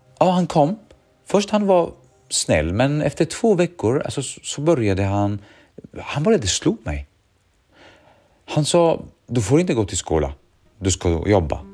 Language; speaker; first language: Swedish; early bilingual, other home language; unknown